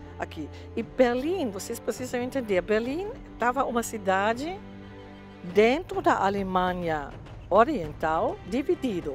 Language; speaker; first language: Portuguese; non-native, fluent; German